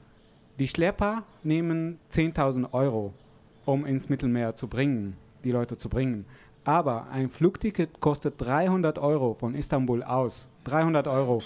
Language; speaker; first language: German; non-native, fluent; Arabic